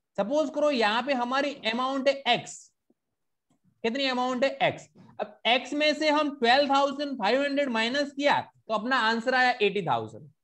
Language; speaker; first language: Hindi; non-native, local second language; Gujarati